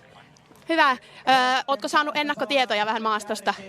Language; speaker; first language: Finnish; native; Finnish